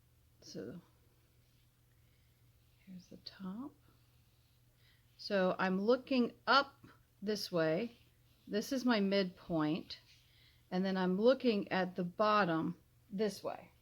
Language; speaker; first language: English; native; English